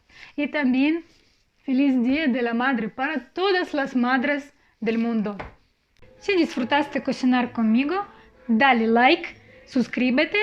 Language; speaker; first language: Spanish; non-native, fluent; Russian